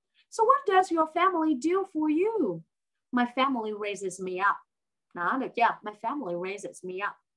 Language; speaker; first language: English; non-native, fluent; Vietnamese